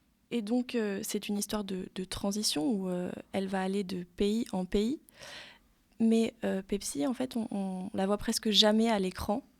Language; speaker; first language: French; native; French